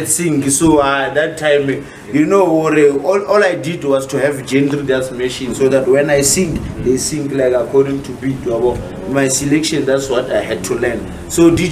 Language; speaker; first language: English; non-native, local second language; Northern Sotho